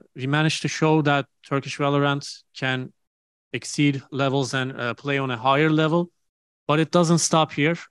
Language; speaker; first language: English; non-native, fluent; Turkish